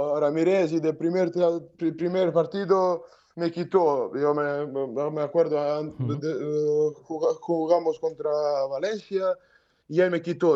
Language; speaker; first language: Spanish; non-native, learner; Serbian